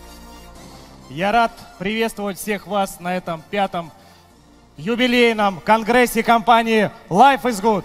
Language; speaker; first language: Russian; native; Russian